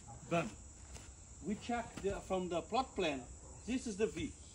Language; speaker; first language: English; non-native, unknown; Portuguese